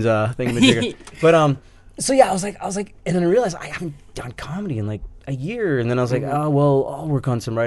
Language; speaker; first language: English; native; English